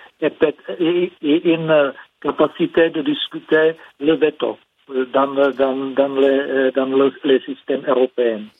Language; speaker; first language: French; non-native, fluent; Czech